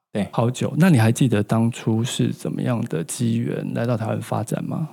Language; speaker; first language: Chinese; native; Chinese